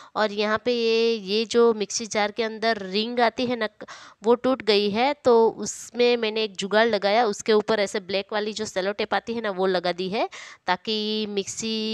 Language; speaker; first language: Hindi; non-native, local second language; Gujarati